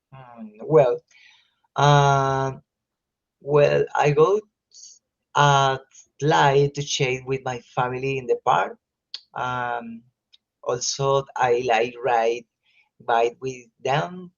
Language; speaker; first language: English; non-native, learner; Spanish